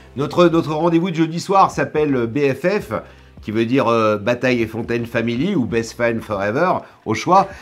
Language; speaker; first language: French; native; French